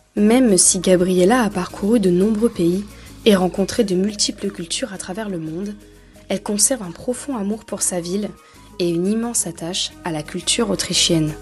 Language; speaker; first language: French; native; French